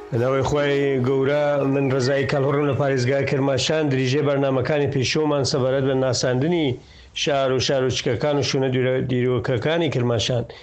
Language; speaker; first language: Central Kurdish; non-native, local second language; Southern Kurdish